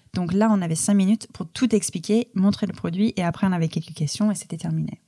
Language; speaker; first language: French; non-native, fluent; English